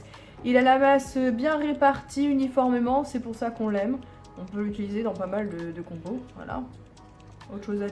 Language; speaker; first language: French; native; French